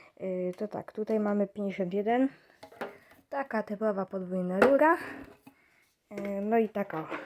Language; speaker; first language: Polish; native; Polish